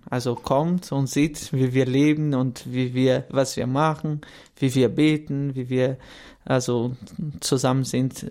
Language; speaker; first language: German; non-native, fluent; Portuguese